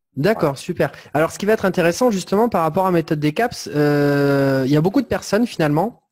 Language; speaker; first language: French; native; French